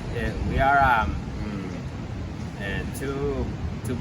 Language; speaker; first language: English; non-native, learner; Spanish